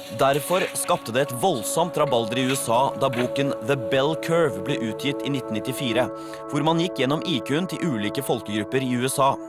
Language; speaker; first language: Norwegian; native; Norwegian